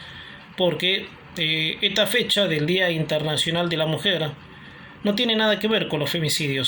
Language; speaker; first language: Spanish; native; Spanish